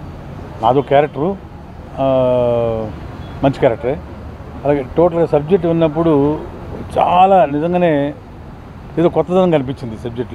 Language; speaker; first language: Telugu; native; Telugu